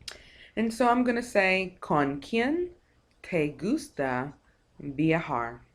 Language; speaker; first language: Spanish; non-native, fluent; English